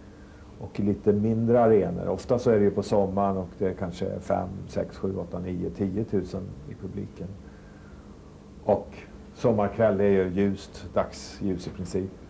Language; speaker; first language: Swedish; native; Swedish